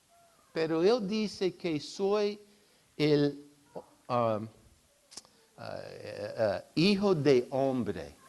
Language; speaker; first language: Spanish; non-native, fluent; English